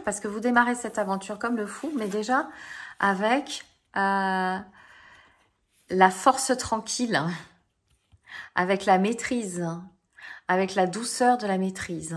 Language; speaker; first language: French; native; French